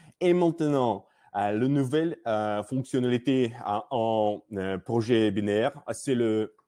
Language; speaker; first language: French; non-native, learner; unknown